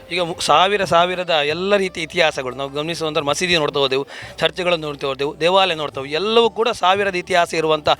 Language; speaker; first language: Kannada; native; Kannada